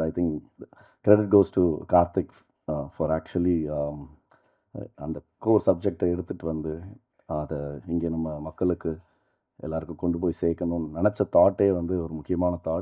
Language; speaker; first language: Tamil; native; Tamil